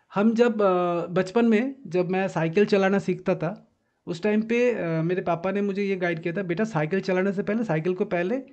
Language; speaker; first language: Hindi; non-native, local second language; Bangla